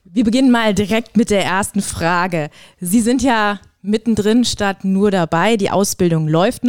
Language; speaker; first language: German; native; German